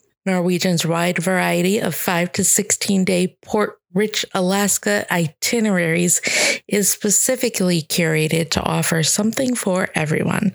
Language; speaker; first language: English; native; English